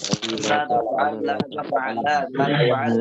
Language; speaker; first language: Arabic; non-native, learner; Bangla